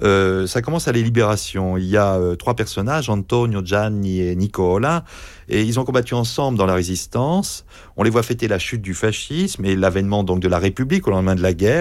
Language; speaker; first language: French; native; French